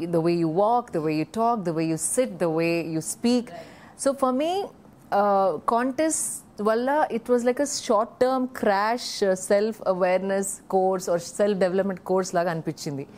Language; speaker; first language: English; non-native, local second language; Telugu